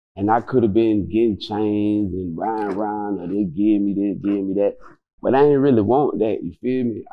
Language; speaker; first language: English; native; English